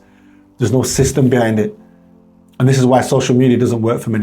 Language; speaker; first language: English; native; English